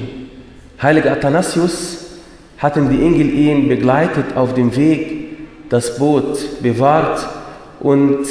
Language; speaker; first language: German; non-native, fluent; Arabic